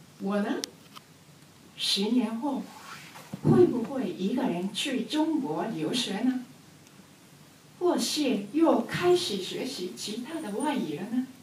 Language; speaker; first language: Chinese; non-native, learner; Japanese